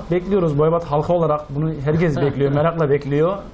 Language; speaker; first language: Turkish; native; Turkish